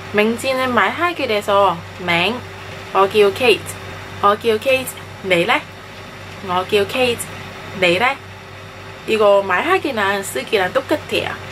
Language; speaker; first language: Korean; non-native, fluent; Cantonese